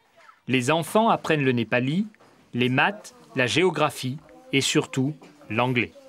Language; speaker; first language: French; native; French